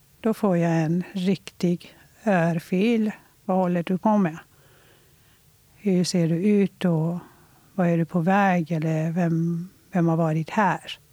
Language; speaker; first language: Swedish; non-native, fluent; Persian